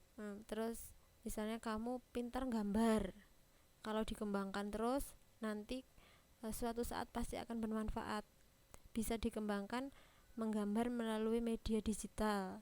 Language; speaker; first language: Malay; non-native, local second language; Javanese